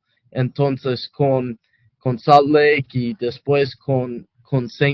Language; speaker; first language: Spanish; non-native, fluent; English